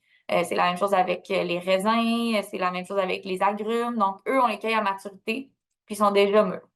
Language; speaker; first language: French; native; French